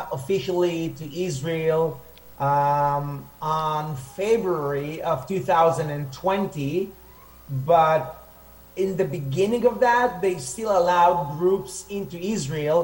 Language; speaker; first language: English; non-native, fluent; Hebrew